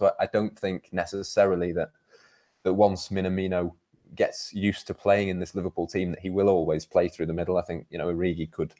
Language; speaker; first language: English; native; English